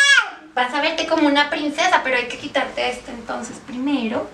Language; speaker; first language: Spanish; native; Spanish